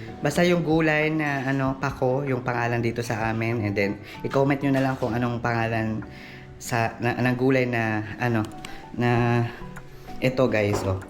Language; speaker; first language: Filipino; non-native, local second language; Waray